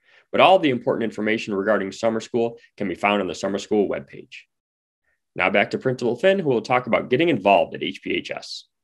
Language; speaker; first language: English; native; English